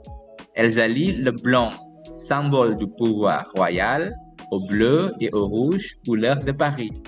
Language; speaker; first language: French; non-native, fluent; Indonesian